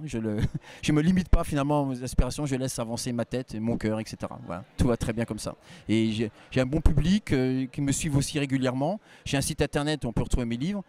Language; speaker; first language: French; native; French